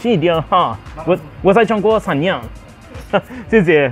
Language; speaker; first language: Chinese; non-native, learner; Spanish